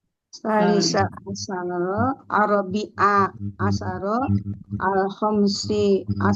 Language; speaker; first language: Arabic; non-native, learner; Indonesian